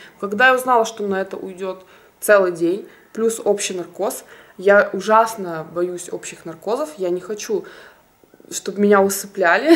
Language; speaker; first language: Russian; native; Russian